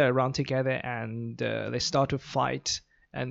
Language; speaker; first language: English; non-native, fluent; Chinese